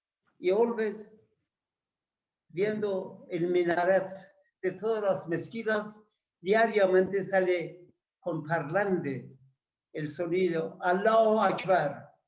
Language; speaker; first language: Spanish; non-native, learner; Persian